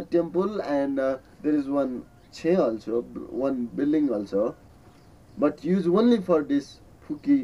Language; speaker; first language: English; non-native, learner; Newari